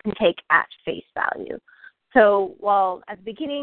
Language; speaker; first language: English; native; English